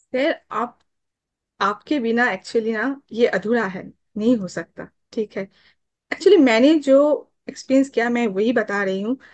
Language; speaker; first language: Hindi; non-native, local second language; Bangla